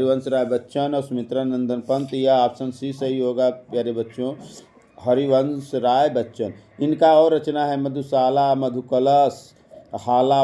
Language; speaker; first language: Hindi; native; Hindi